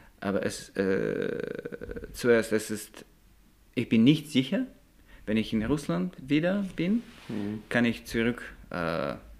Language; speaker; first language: German; non-native, learner; Russian